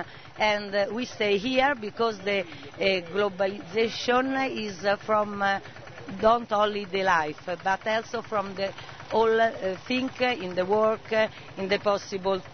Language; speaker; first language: English; non-native, learner; Italian